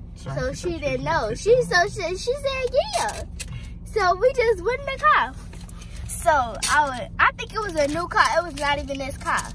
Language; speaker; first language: English; native; English